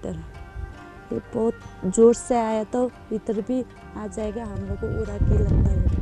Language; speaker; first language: Hindi; non-native, learner; Nepali